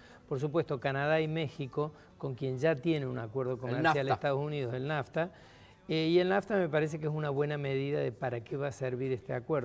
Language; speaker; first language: Spanish; native; Spanish